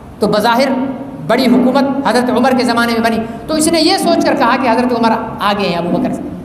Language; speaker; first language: Urdu; non-native, local second language; Sindhi